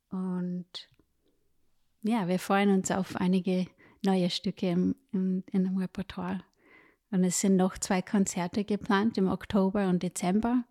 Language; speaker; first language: German; non-native, fluent; English